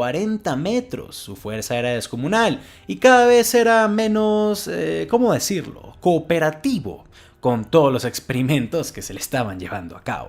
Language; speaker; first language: Spanish; native; Spanish